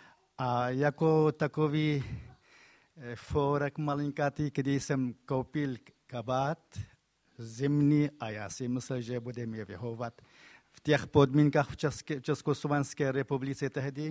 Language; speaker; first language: Czech; non-native, fluent; Kurdish